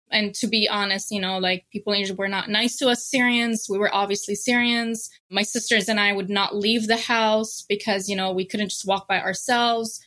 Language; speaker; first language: English; non-native, fluent; Arabic